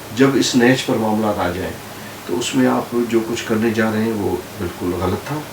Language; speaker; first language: Urdu; non-native, local second language; Sindhi